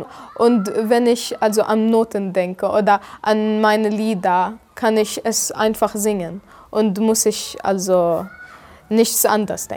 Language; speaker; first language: German; non-native, fluent; Arabic